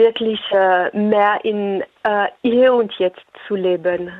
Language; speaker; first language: German; non-native, fluent; French